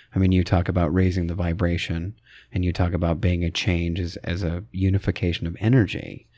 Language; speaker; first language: English; native; English